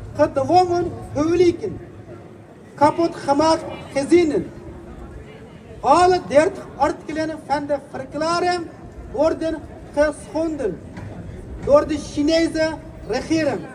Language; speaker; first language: Dutch; non-native, learner; Uyghur